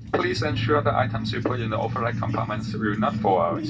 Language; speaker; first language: English; non-native, local second language; Cantonese